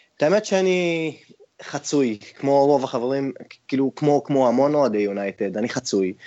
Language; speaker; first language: Hebrew; non-native, local second language; Arabic